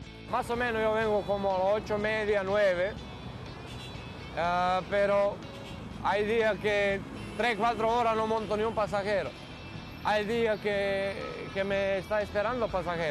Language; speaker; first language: Spanish; non-native, learner; Serbian